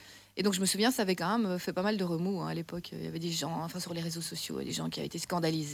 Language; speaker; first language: French; native; French